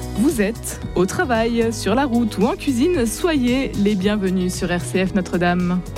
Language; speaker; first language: French; native; French